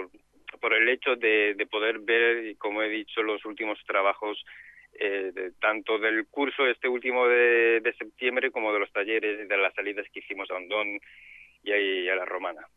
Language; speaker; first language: Spanish; native; Spanish